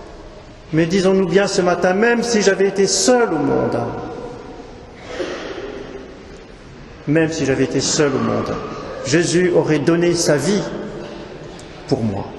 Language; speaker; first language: French; native; French